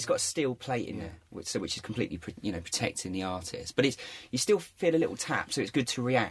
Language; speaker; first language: English; native; English